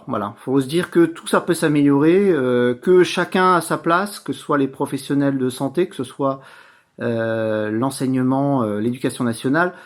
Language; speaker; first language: French; native; French